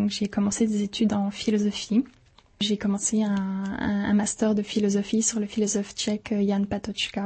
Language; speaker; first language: French; native; French